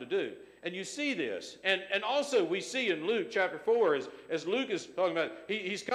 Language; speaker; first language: English; native; English